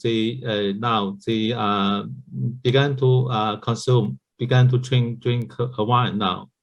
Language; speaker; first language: English; non-native, learner; Chinese